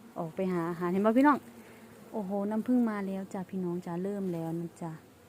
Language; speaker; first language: Thai; native; Thai